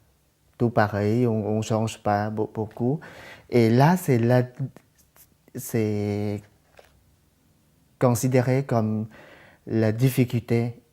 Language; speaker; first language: French; non-native, fluent; Thai